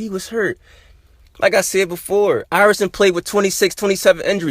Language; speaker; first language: English; native; English